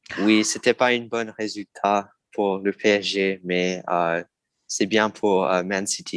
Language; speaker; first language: French; non-native, fluent; English